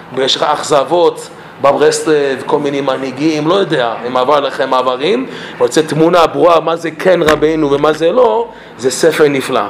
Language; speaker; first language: Hebrew; non-native, fluent; English